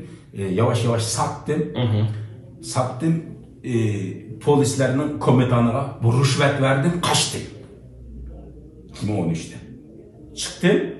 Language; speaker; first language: Turkish; non-native, learner; Uyghur